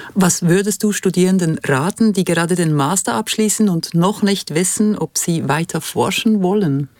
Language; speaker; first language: German; native; German